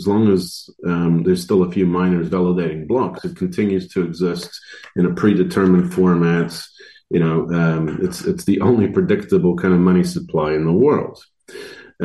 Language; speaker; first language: English; native; English